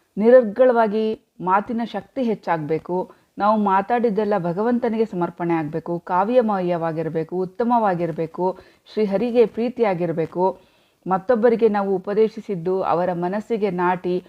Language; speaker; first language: Kannada; native; Kannada